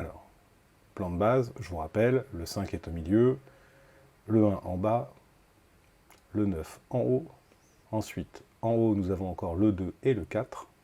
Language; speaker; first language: French; native; French